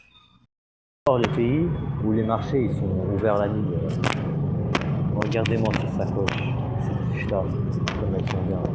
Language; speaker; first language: French; native; French